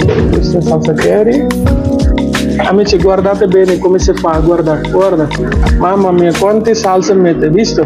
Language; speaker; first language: Italian; non-native, learner; Bangla